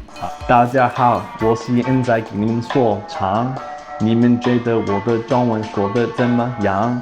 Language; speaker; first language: Chinese; non-native, learner; English